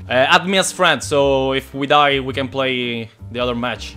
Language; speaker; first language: English; non-native, fluent; Italian